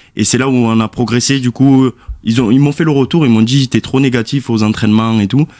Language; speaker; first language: French; native; French